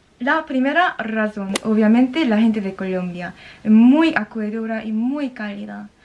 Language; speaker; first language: Spanish; non-native, fluent; Korean